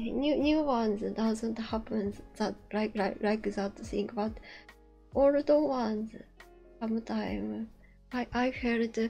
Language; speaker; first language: English; non-native, learner; Japanese